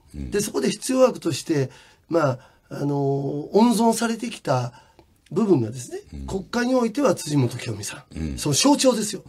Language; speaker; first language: Japanese; native; Japanese